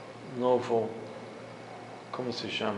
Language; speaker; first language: Portuguese; non-native, fluent; English